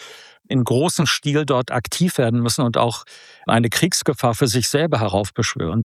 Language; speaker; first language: German; native; German